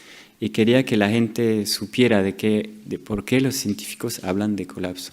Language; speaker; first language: Spanish; non-native, fluent; French